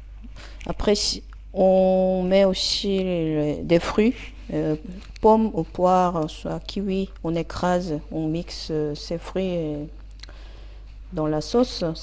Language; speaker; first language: French; non-native, fluent; Korean